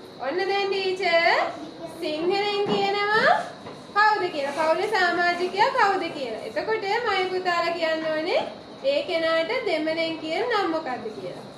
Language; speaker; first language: Sinhala; native; Sinhala